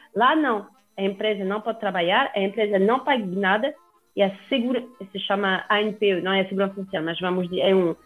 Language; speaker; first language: Portuguese; non-native, fluent; French